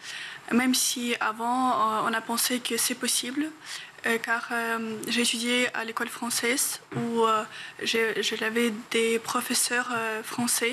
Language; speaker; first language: French; non-native, fluent; Ukrainian